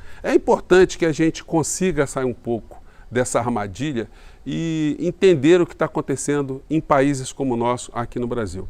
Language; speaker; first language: Portuguese; native; Portuguese